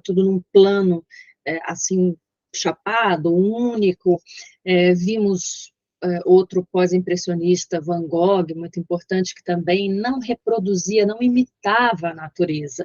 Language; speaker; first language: Portuguese; native; Portuguese